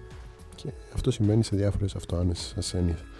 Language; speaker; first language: Greek; native; Greek